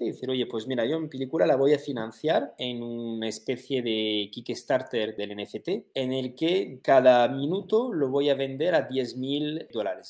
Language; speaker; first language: Spanish; native; Spanish